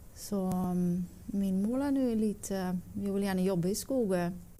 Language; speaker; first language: Swedish; non-native, learner; Dutch